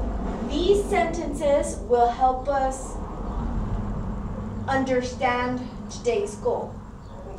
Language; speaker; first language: English; non-native, fluent; Spanish